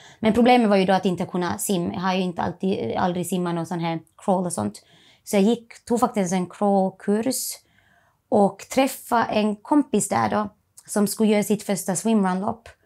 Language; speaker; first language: Swedish; native; Swedish